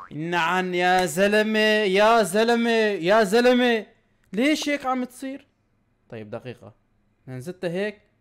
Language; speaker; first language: Arabic; native; Arabic